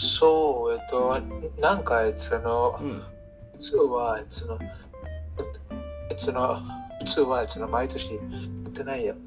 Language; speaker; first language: Japanese; non-native, learner; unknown